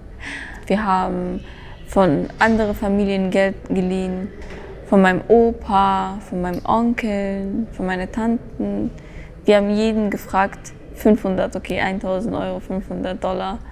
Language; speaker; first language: German; early bilingual, other home language; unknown